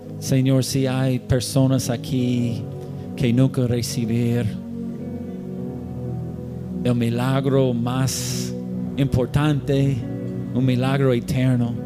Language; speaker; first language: Spanish; non-native, learner; English